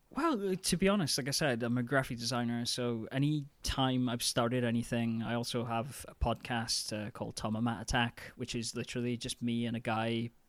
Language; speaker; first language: English; native; English